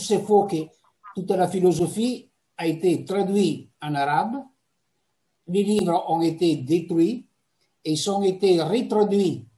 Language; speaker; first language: French; non-native, fluent; Italian